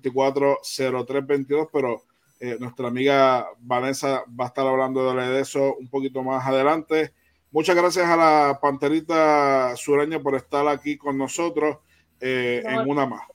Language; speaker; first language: Spanish; native; Spanish